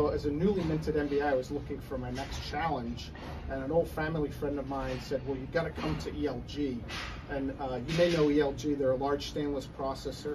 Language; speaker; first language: English; native; English